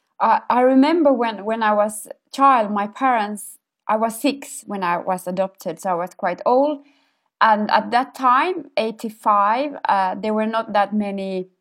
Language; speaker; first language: English; non-native, fluent; Amharic